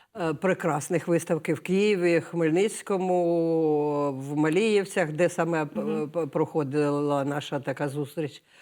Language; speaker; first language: Ukrainian; native; Ukrainian